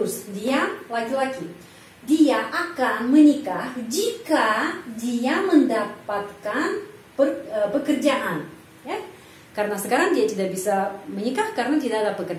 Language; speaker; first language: Indonesian; non-native, fluent; Russian